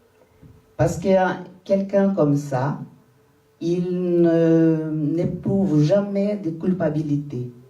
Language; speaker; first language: French; non-native, fluent; Portuguese